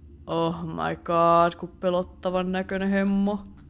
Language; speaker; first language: Finnish; native; Finnish